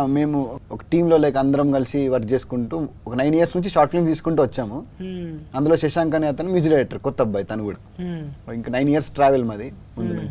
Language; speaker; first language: Telugu; native; Telugu